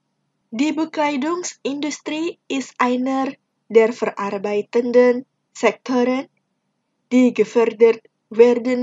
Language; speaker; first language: German; non-native, fluent; Indonesian